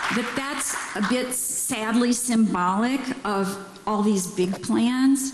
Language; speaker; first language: English; native; English